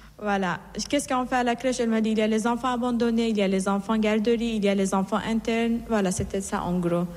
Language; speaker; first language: French; non-native, fluent; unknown